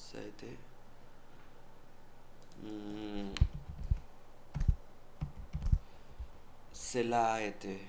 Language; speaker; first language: French; non-native, learner; Spanish